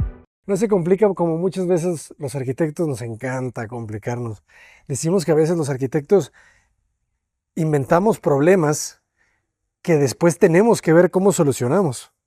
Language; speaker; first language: Spanish; native; Spanish